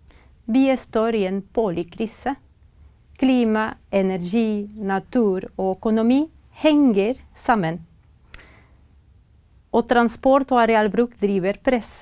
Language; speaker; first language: Norwegian; non-native, fluent; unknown